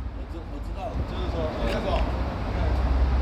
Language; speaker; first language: Chinese; native; Chinese